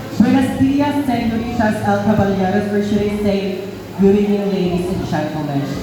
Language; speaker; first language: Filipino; non-native, local second language; Cebuano